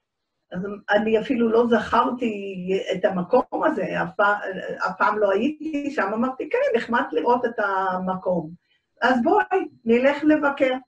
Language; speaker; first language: Hebrew; early bilingual, other home language; Dutch